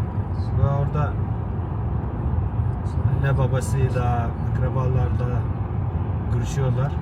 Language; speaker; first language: Turkish; non-native, fluent; Mongolian